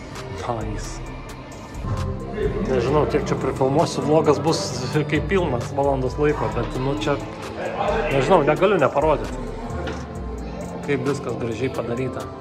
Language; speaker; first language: Lithuanian; native; Lithuanian